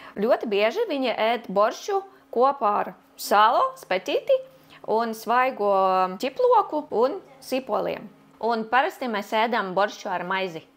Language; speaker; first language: Latvian; non-native, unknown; Ukrainian